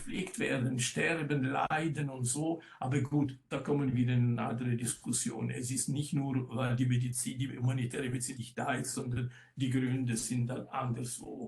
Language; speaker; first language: German; non-native, local second language; Italian